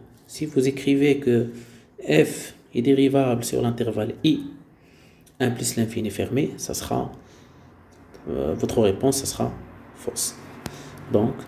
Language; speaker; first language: French; non-native, local second language; Arabic